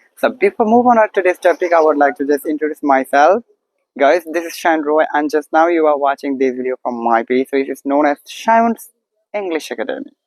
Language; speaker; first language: English; non-native, local second language; Bangla